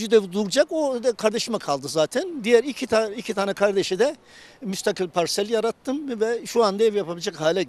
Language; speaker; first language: Turkish; native; Turkish